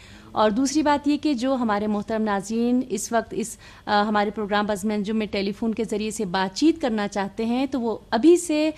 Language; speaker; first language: Urdu; native; Urdu